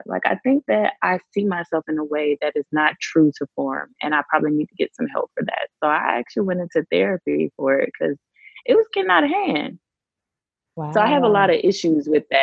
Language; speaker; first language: English; native; English